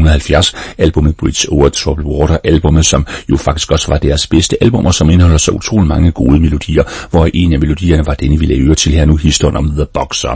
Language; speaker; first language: Danish; native; Danish